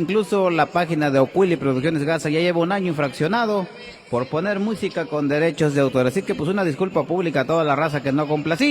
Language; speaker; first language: Spanish; native; Spanish